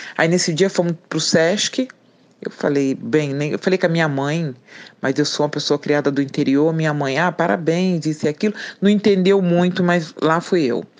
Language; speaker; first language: Portuguese; native; Portuguese